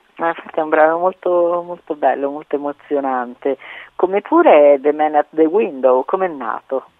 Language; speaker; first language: Italian; native; Italian